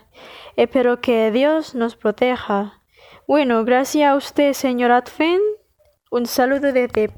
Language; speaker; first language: Spanish; non-native, fluent; Indonesian